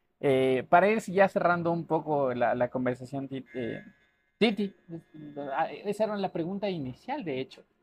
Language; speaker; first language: Spanish; native; Spanish